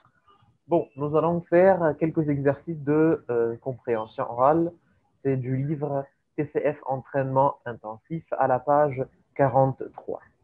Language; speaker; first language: French; native; French